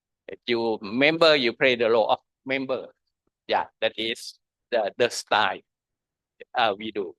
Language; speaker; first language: English; non-native, learner; Thai